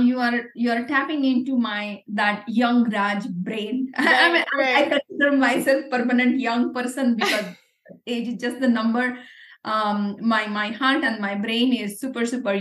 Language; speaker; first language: English; non-native, local second language; Marathi